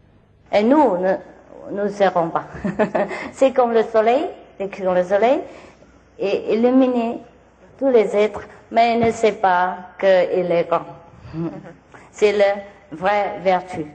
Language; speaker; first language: French; non-native, learner; Vietnamese